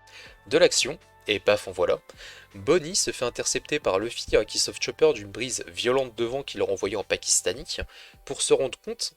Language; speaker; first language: French; native; French